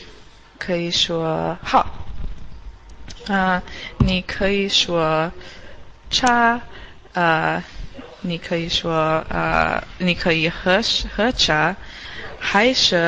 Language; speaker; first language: Chinese; non-native, learner; English